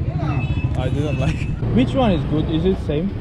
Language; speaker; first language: English; non-native, learner; Turkish